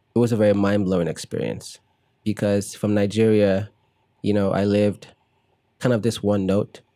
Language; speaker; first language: English; early bilingual, other home language; Igbo